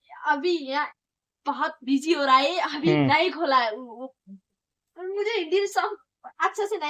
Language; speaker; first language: Hindi; non-native, learner; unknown